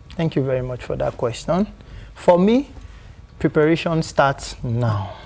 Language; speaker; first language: English; non-native, local second language; Yoruba